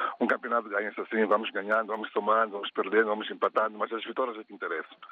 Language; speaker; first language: Portuguese; non-native, local second language; Tsonga